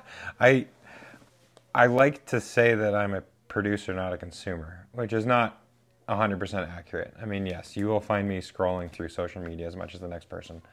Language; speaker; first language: English; native; English